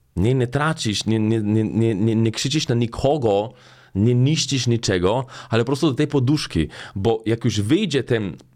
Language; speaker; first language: Polish; non-native, fluent; Slovenian